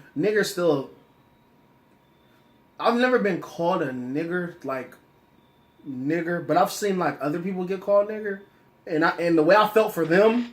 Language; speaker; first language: English; native; English